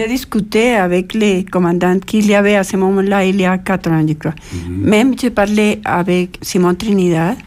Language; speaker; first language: French; non-native, fluent; Spanish